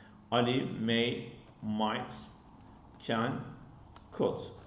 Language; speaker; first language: English; non-native, fluent; Turkish